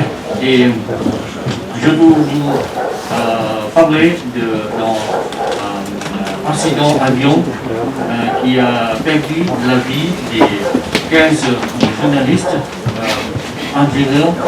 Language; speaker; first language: French; non-native, learner; Vietnamese